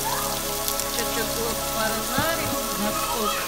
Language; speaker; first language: Russian; non-native, learner; Tajik